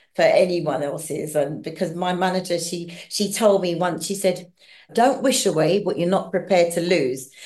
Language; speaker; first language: English; native; English